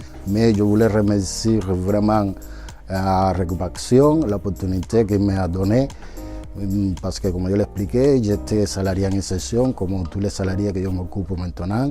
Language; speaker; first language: French; non-native, fluent; Spanish